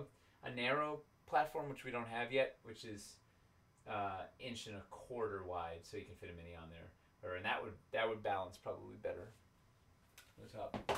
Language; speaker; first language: English; native; English